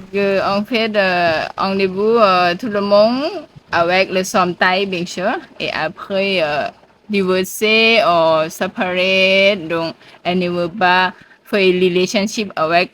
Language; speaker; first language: French; non-native, learner; Thai